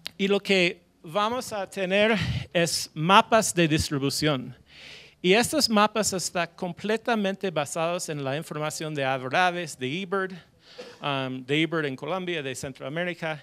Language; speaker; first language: Spanish; non-native, fluent; English